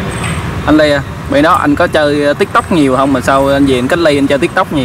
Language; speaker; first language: Vietnamese; native; Vietnamese